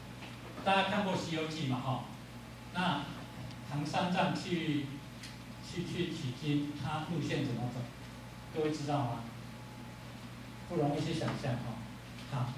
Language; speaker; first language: Chinese; native; Chinese